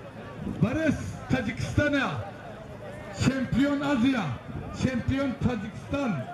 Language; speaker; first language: Russian; non-native, learner; Tajik